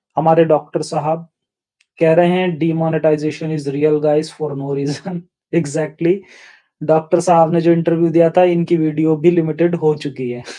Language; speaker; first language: Hindi; native; Hindi